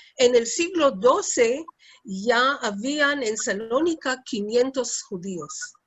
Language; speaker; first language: Spanish; early bilingual, heritage; Ladino